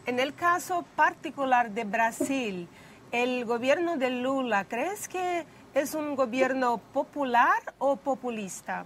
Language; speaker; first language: Spanish; non-native, fluent; Portuguese